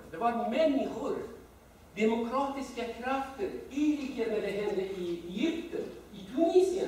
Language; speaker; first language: Swedish; non-native, fluent; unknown